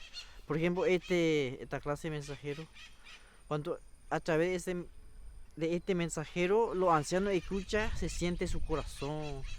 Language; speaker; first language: Spanish; non-native, local second language; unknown